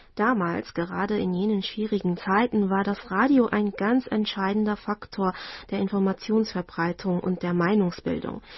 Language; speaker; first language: German; native; German